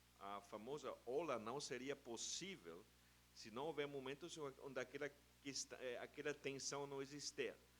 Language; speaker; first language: Portuguese; non-native, fluent; German